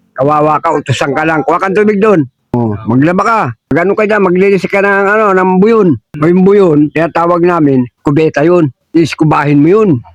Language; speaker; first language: Filipino; native; Filipino